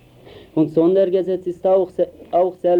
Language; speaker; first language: German; non-native, learner; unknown